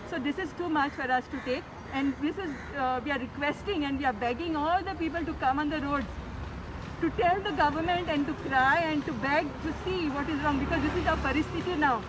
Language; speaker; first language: English; non-native, local second language; Konkani